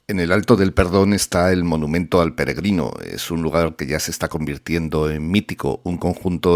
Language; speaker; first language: Spanish; native; Spanish